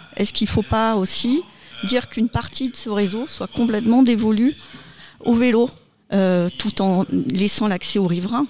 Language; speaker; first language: French; native; French